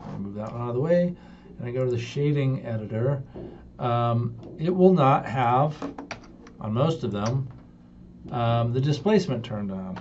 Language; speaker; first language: English; native; English